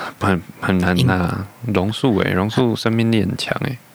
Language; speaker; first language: Chinese; native; Chinese